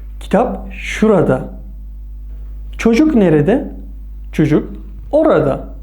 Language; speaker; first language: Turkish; non-native, fluent; Persian